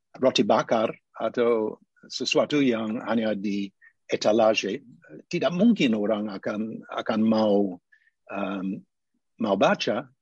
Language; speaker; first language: Indonesian; non-native, fluent; English